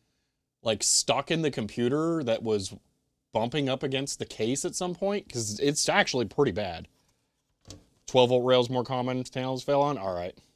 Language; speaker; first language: English; native; English